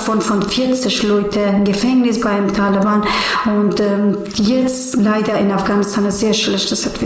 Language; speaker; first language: German; non-native, learner; Persian